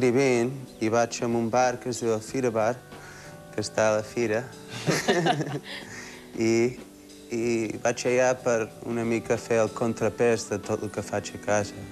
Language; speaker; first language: Catalan; early bilingual, heritage; Catalan